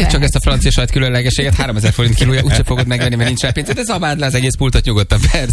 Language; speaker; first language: Hungarian; native; Hungarian